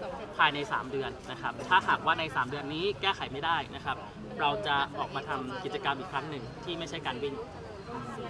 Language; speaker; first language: Thai; native; Thai